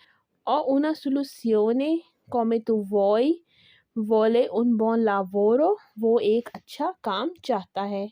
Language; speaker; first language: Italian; non-native, learner; Urdu